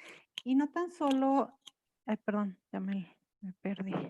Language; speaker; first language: Spanish; native; Spanish